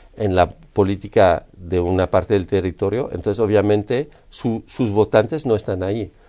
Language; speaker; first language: Spanish; non-native, fluent; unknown